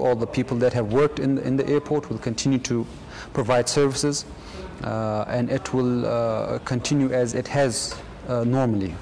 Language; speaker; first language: English; non-native, fluent; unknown